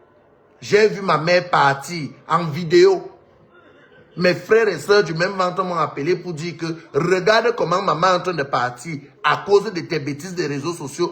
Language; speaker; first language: French; non-native, local second language; Lingala